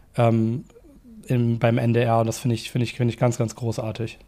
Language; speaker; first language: German; native; German